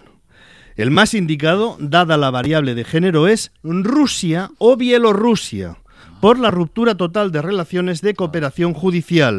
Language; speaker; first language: Spanish; native; Spanish